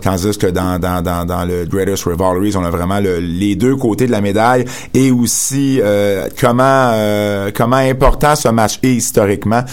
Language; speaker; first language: French; native; French